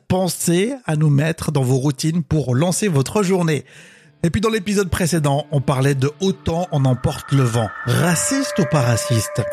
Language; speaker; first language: French; native; French